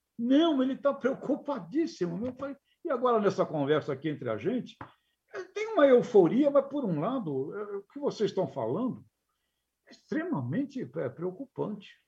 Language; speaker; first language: Portuguese; native; Portuguese